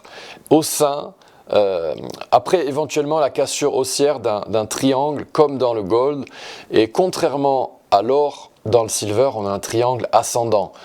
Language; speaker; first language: French; native; French